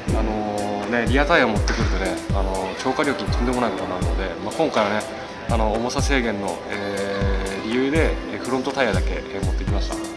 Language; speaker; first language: Japanese; native; Japanese